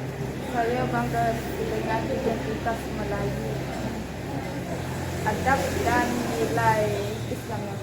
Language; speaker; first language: Indonesian; non-native, local second language; Malay